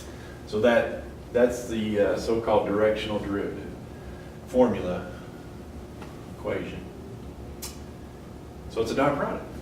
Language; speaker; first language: English; native; English